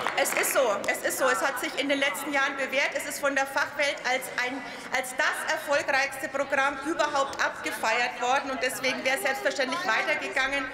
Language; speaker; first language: German; native; German